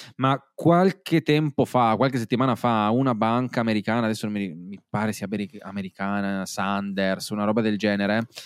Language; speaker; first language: Italian; native; Italian